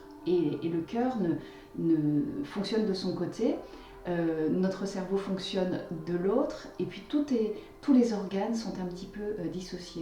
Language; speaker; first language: French; native; French